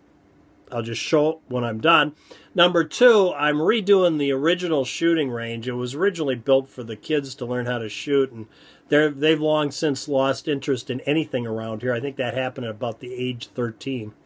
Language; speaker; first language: English; native; English